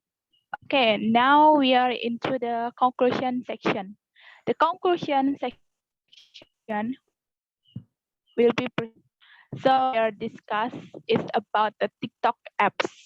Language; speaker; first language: English; non-native, learner; Indonesian